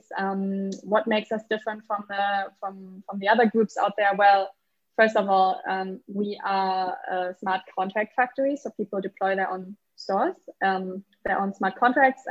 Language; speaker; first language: English; non-native, fluent; German